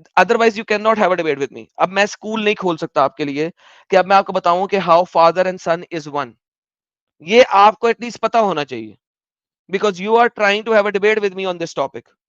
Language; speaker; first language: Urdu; native; Urdu